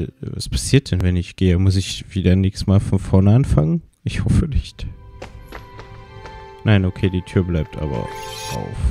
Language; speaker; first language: German; native; German